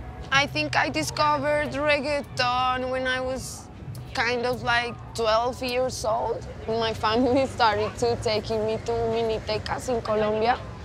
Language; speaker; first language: English; non-native, fluent; Spanish